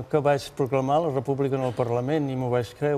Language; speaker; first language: Catalan; native; Catalan